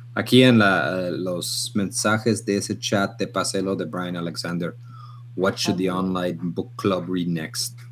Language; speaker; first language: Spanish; non-native, fluent; English